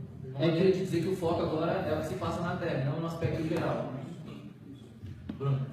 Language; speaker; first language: Portuguese; native; Portuguese